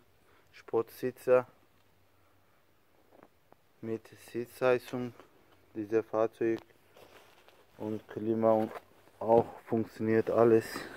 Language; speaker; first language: German; non-native, learner; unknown